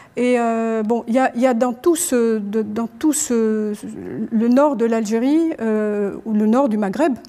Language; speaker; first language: French; non-native, local second language; Arabic